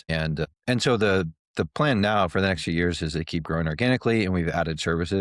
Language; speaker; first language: English; native; English